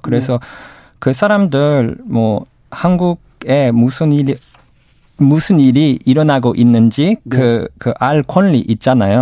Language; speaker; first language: Korean; non-native, learner; English